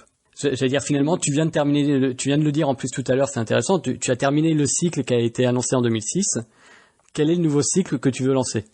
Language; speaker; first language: French; native; French